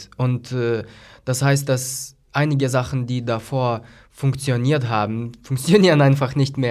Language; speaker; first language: German; non-native, fluent; Lithuanian